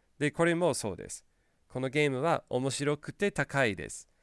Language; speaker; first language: Japanese; non-native, fluent; English